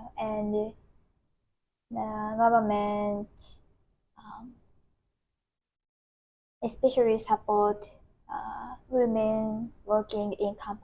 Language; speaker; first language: English; non-native, learner; Japanese